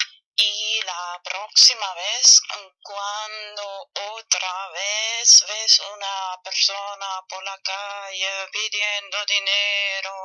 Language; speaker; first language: Spanish; non-native, fluent; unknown